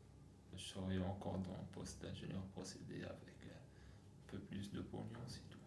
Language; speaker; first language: French; non-native, local second language; Arabic